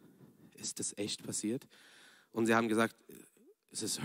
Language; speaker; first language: German; non-native, fluent; English